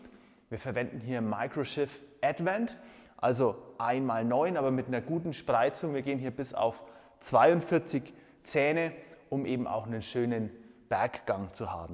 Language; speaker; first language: German; native; German